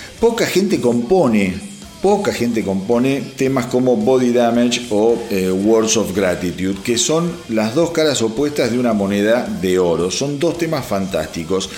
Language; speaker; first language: Spanish; native; Spanish